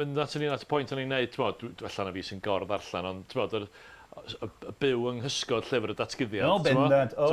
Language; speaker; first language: Welsh; native; Welsh